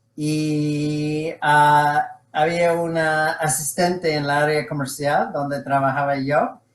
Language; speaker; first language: Spanish; non-native, fluent; English